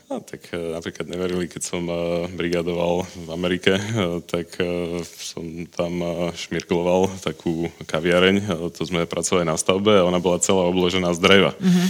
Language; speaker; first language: Slovak; native; Slovak